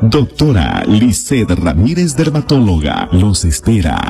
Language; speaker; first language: Spanish; native; Spanish